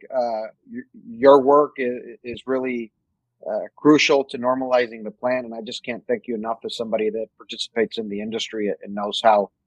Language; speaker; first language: English; non-native, fluent; Spanish